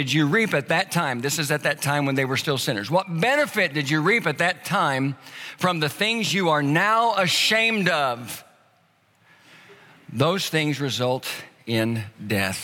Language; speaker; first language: English; native; English